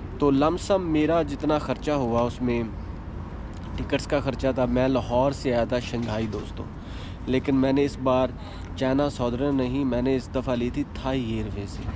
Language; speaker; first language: Urdu; non-native, local second language; Punjabi